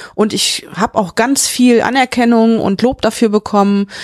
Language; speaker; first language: German; native; German